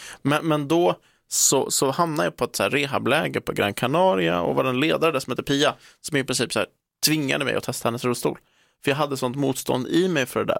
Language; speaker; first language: Swedish; native; Swedish